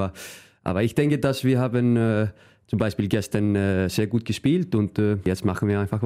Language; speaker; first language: German; non-native, fluent; Icelandic